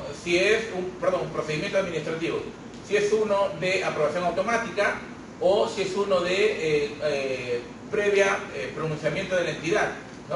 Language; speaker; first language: Spanish; native; Spanish